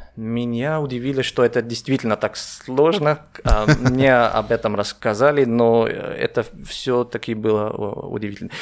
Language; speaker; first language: Russian; non-native, fluent; German